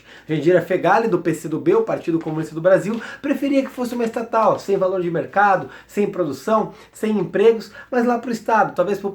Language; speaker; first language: Portuguese; native; Portuguese